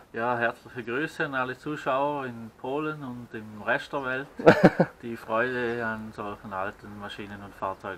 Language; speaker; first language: German; native; German